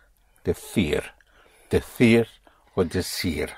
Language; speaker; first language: Spanish; non-native, fluent; English